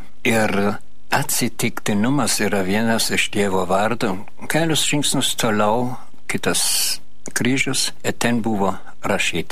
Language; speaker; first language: Lithuanian; non-native, fluent; German